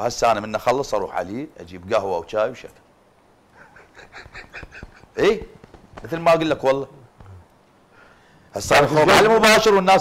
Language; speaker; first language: Arabic; native; Arabic